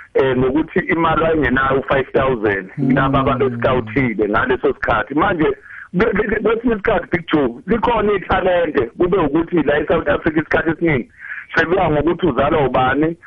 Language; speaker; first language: Zulu; non-native, local second language; South Ndebele